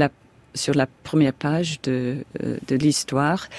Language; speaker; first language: French; non-native, fluent; English